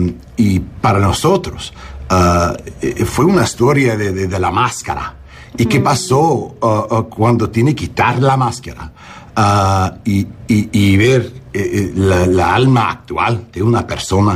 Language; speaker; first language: Spanish; non-native, learner; English